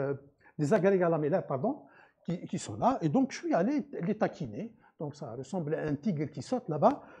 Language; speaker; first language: French; non-native, local second language; Arabic